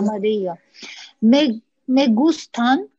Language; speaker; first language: Spanish; non-native, learner; Turkish